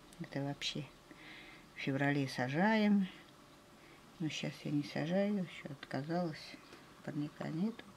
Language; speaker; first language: Russian; native; Russian